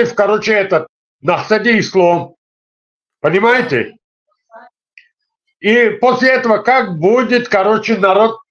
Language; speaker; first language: Russian; non-native, local second language; Tajik